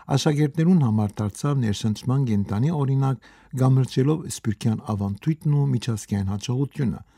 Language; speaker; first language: Armenian; native; Armenian